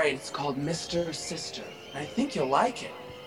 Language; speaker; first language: English; native; English